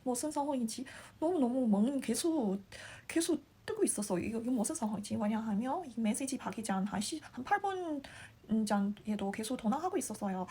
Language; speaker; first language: Korean; non-native, learner; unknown